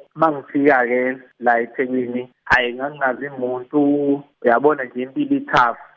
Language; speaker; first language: Zulu; native; Zulu